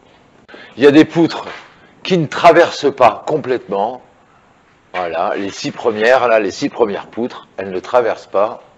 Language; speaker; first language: French; native; French